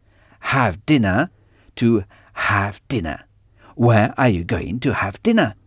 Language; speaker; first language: English; non-native, fluent; French